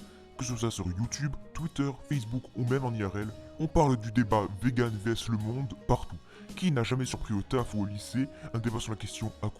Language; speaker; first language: French; native; French